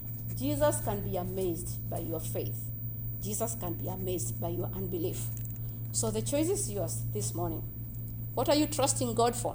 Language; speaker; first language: English; non-native, local second language; Kamba